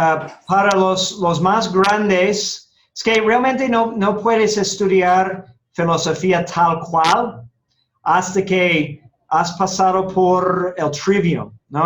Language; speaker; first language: Spanish; non-native, fluent; English